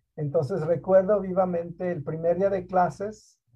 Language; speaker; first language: Spanish; native; Spanish